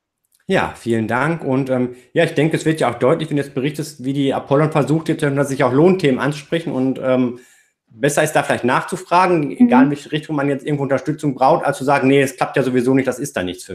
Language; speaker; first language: German; native; German